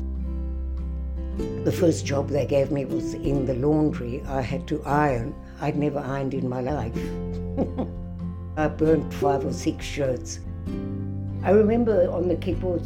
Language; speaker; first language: English; native; English